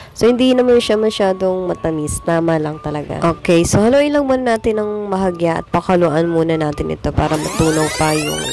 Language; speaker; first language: Filipino; non-native, local second language; Bikol